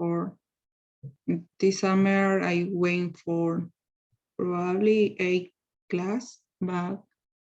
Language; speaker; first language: English; non-native, learner; Spanish